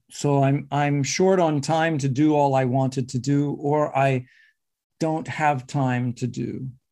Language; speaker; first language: English; native; English